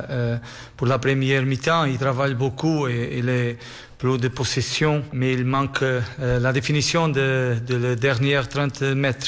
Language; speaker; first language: French; non-native, learner; Portuguese